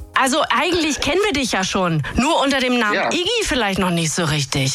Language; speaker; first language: German; native; German